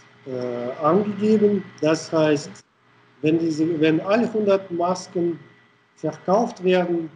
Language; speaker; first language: German; non-native, fluent; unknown